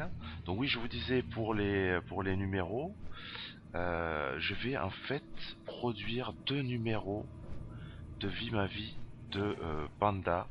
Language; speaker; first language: French; native; French